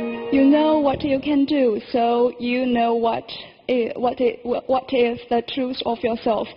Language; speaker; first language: English; non-native, fluent; Chinese